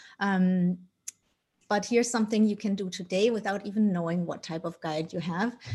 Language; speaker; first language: English; non-native, fluent; German